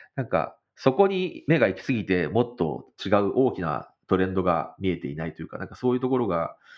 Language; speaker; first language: Japanese; native; Japanese